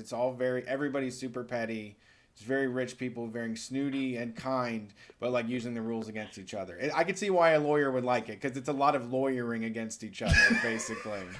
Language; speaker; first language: English; native; English